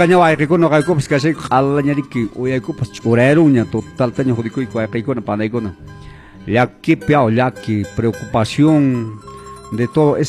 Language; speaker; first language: Spanish; non-native, local second language; Quechua